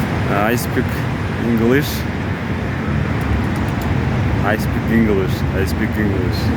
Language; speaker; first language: English; non-native, learner; Kyrgyz